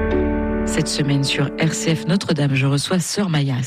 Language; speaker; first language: French; native; French